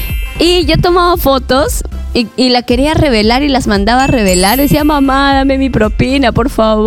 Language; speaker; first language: Spanish; native; Spanish